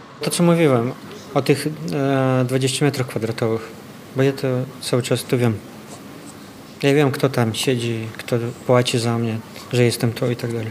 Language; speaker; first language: Polish; non-native, fluent; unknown